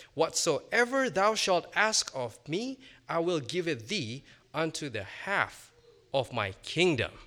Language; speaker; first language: English; non-native, fluent; Indonesian